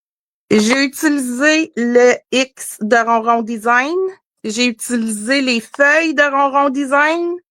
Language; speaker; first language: French; native; French